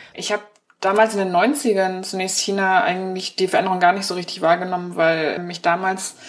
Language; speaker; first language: German; early bilingual, other home language; Chinese